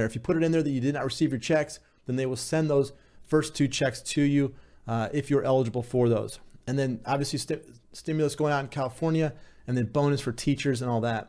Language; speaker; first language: English; native; English